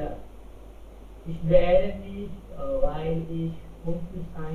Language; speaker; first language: German; non-native, learner; Hindi